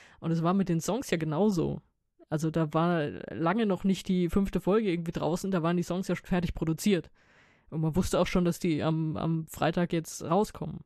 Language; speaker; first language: German; native; German